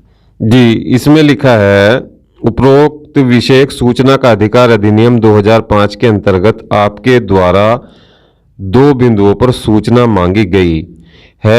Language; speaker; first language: Hindi; native; Hindi